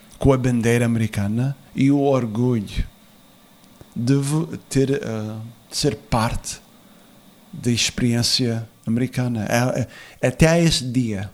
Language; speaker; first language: Portuguese; early bilingual, heritage; Portuguese